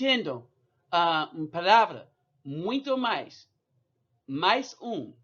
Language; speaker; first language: Portuguese; non-native, learner; English